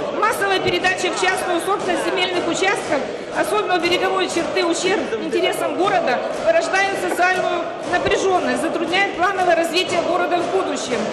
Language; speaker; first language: Russian; native; Russian